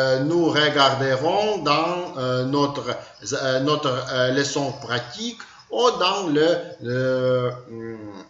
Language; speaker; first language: French; non-native, learner; Ukrainian